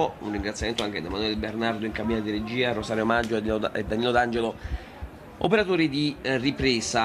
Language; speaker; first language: Italian; native; Italian